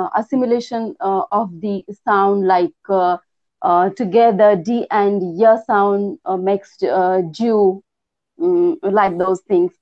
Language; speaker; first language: English; non-native, local second language; Hindi